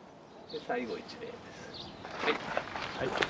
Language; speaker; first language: Japanese; native; Japanese